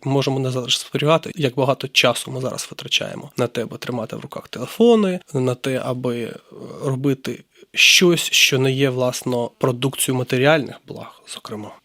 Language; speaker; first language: Ukrainian; native; Ukrainian